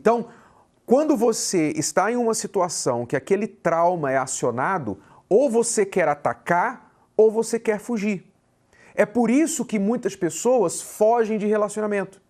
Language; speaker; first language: Portuguese; native; Portuguese